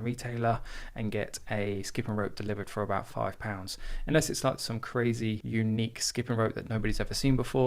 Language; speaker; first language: English; native; English